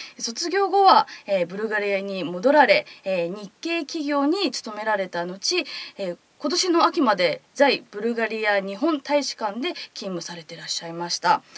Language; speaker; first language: Japanese; native; Japanese